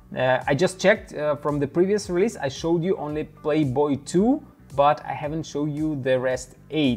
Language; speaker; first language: English; non-native, fluent; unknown